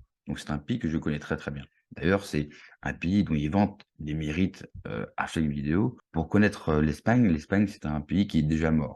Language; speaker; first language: French; native; French